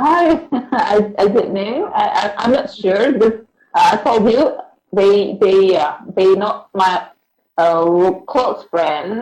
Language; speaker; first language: English; non-native, learner; Indonesian